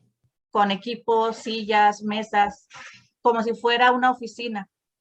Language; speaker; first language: Spanish; native; Spanish